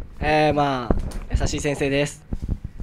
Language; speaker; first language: Japanese; native; Japanese